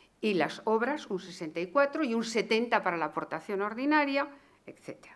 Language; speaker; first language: Spanish; native; Spanish